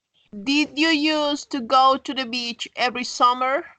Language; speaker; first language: English; non-native, learner; Spanish